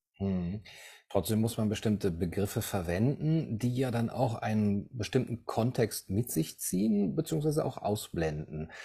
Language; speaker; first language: German; native; German